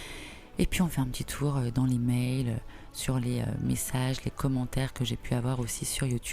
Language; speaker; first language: French; native; French